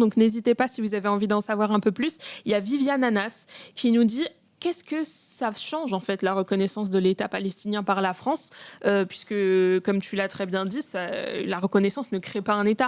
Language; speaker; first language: French; native; French